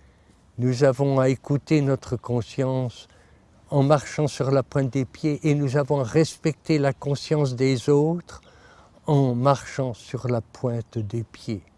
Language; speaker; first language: French; native; French